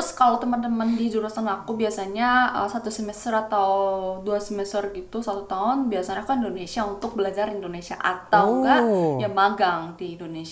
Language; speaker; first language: Indonesian; non-native, fluent; Korean